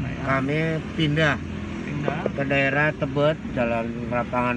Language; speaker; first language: Indonesian; native; Indonesian